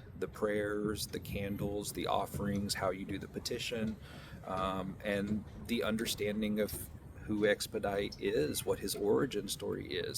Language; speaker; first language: English; native; English